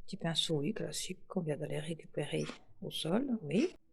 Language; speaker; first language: French; native; French